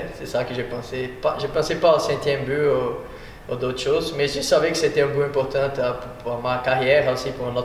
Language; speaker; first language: French; non-native, fluent; Portuguese